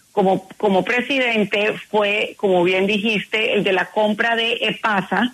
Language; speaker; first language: Spanish; native; Spanish